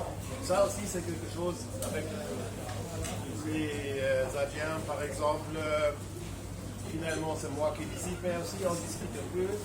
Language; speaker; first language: French; non-native, fluent; German